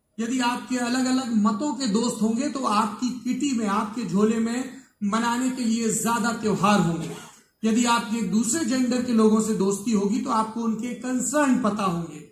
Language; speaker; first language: Hindi; native; Hindi